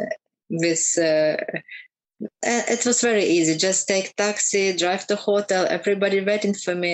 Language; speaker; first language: English; non-native, learner; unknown